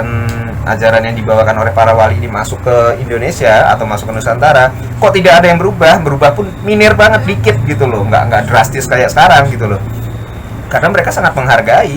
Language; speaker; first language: Indonesian; native; Indonesian